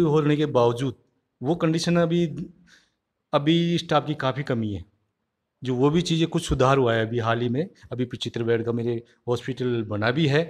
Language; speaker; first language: Hindi; native; Hindi